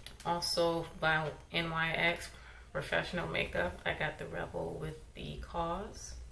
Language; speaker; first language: English; native; English